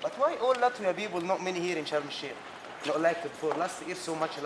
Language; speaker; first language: English; non-native, learner; Arabic